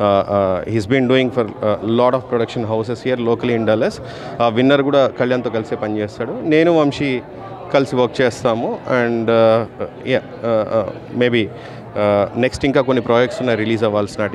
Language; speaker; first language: Telugu; native; Telugu